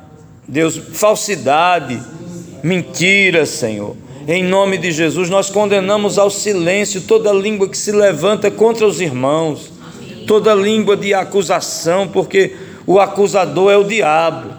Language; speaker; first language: Portuguese; native; Portuguese